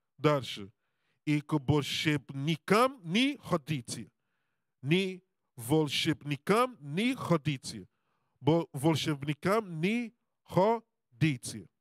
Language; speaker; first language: Russian; non-native, learner; Serbian